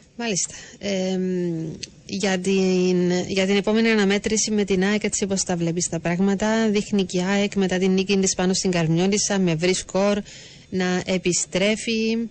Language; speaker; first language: Greek; native; Greek